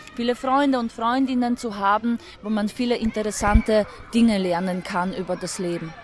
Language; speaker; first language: German; early bilingual, other home language; Polish